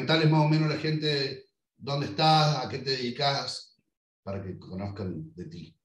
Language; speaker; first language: Spanish; native; Spanish